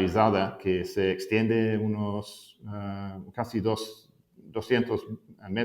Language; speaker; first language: Spanish; non-native, fluent; English